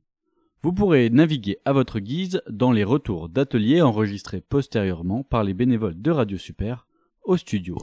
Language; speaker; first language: French; native; French